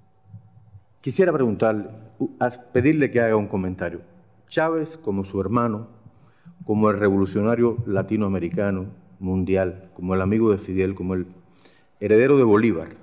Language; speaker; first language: Spanish; native; Spanish